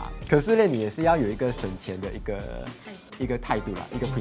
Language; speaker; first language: Chinese; native; Chinese